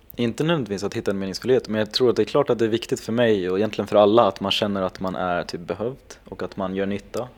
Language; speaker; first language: Swedish; non-native, local second language; Finnish